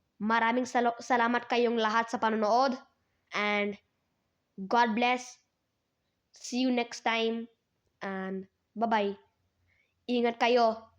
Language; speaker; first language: Filipino; non-native, learner; Hindi